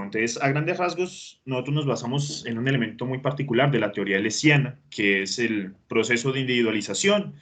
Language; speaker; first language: Spanish; native; Spanish